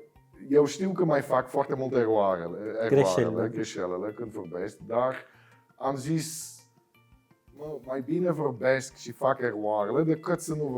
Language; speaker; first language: Romanian; non-native, fluent; Dutch